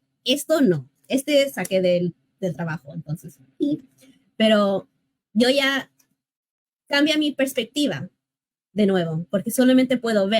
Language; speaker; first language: Spanish; early bilingual, heritage; English